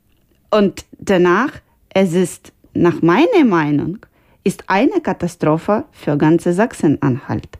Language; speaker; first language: German; non-native, learner; Ukrainian